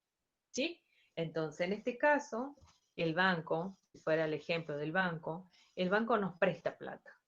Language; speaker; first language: Spanish; native; Spanish